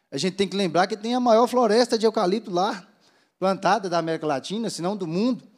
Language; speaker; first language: Portuguese; native; Portuguese